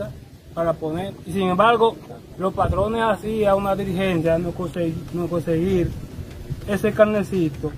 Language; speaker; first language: Spanish; non-native, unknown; Haitian Creole